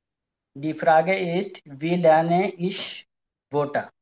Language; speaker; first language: German; non-native, learner; Bangla